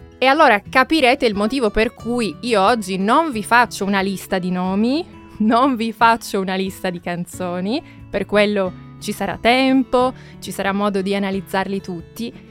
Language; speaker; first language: Italian; native; Italian